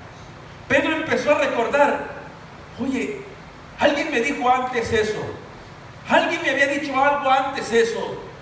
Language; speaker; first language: Spanish; native; Spanish